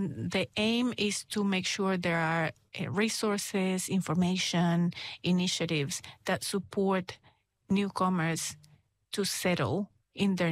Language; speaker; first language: English; non-native, fluent; Spanish